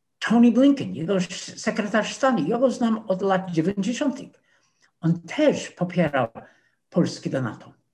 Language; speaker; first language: Polish; non-native, fluent; English